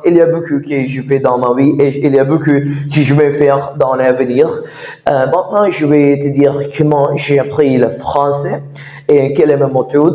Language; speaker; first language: French; non-native, learner; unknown